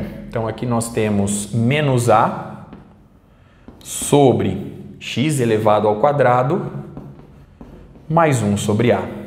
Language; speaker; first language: Portuguese; native; Portuguese